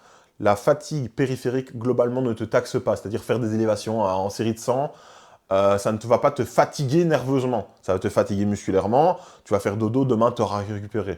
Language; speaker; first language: French; native; French